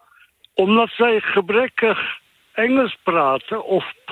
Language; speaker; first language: Dutch; non-native, fluent; Turkish